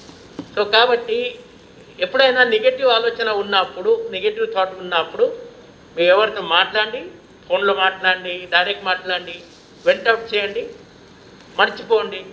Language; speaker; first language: Telugu; non-native, local second language; Hindi